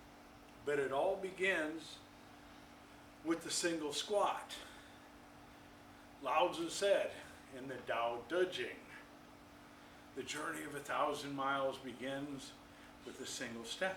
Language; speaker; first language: English; native; English